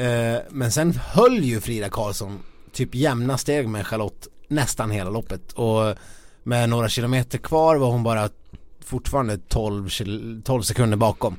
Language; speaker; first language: Swedish; native; Swedish